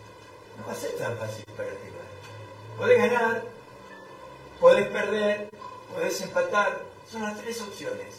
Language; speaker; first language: Spanish; native; Spanish